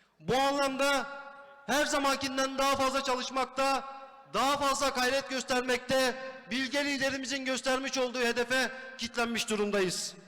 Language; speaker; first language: Turkish; native; Turkish